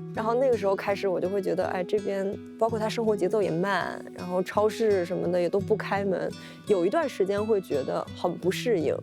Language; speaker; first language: Chinese; native; Chinese